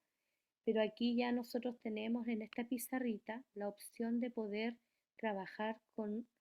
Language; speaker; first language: Spanish; native; Spanish